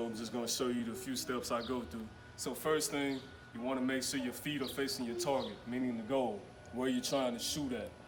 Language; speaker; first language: English; native; English